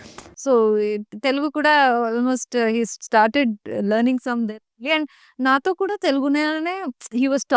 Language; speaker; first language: Telugu; non-native, learner; Kannada